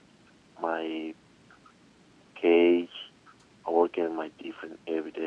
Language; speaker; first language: English; non-native, learner; Spanish